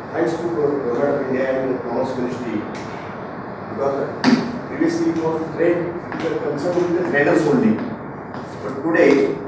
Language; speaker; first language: English; non-native, local second language; Marathi